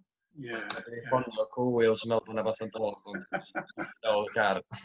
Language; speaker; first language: Welsh; native; Welsh